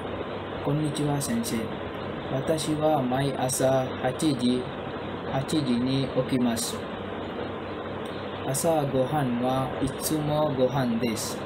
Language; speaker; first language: Japanese; non-native, learner; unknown